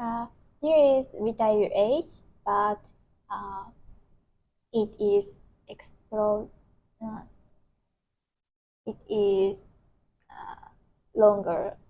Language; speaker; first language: English; non-native, learner; Japanese